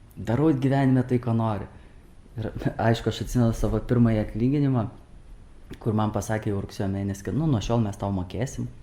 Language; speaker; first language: Lithuanian; native; Lithuanian